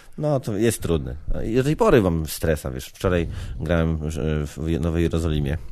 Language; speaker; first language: Polish; native; Polish